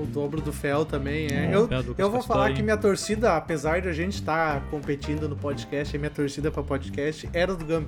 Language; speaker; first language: Portuguese; native; Portuguese